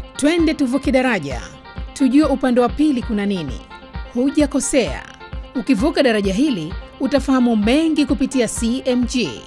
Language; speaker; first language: Swahili; native; Swahili